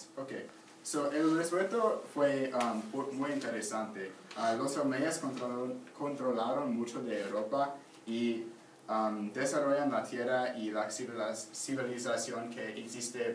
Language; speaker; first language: Spanish; non-native, learner; English